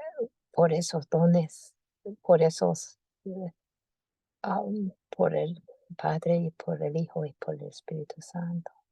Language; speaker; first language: Spanish; non-native, fluent; English